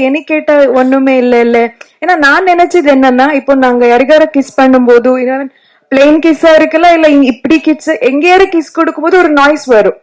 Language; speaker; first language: Tamil; non-native, learner; Kannada